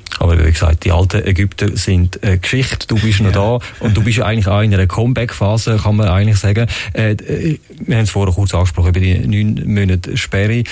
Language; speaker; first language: German; native; German